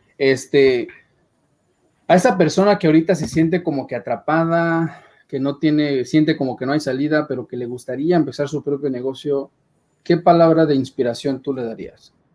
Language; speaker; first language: Spanish; native; Spanish